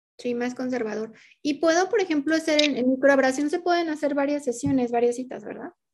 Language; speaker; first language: Spanish; native; Spanish